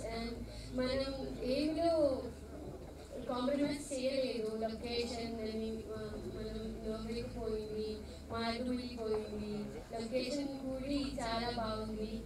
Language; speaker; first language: Telugu; non-native, learner; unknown